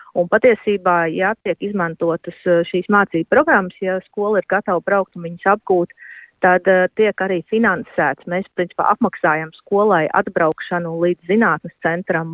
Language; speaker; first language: Latvian; native; Latvian